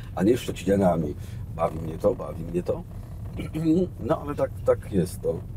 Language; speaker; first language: Polish; native; Polish